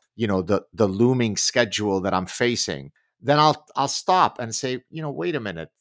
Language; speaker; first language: English; early bilingual, other home language; Arabic